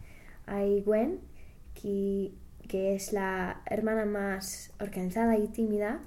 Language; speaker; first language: Spanish; non-native, learner; English